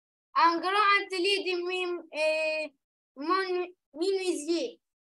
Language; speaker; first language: French; non-native, learner; Arabic